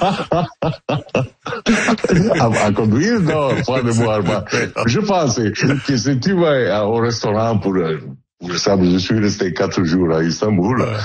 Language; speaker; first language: French; non-native, learner; Turkish